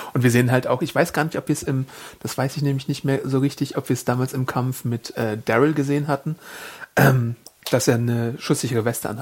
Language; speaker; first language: German; native; German